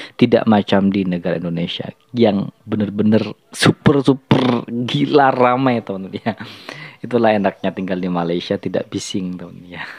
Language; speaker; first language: Indonesian; native; Indonesian